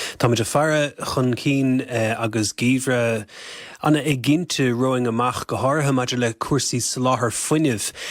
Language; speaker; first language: Irish; native; Irish